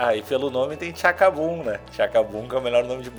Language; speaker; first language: Portuguese; native; Portuguese